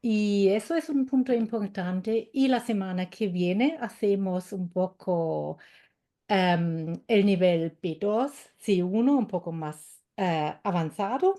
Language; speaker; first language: Spanish; non-native, fluent; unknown